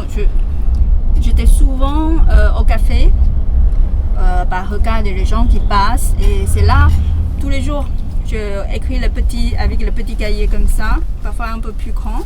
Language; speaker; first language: French; non-native, fluent; Chinese